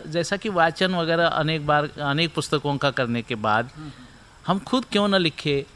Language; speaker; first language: Hindi; non-native, local second language; Marathi